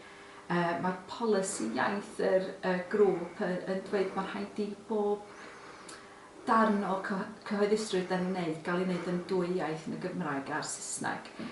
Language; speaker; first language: Welsh; non-native, fluent; English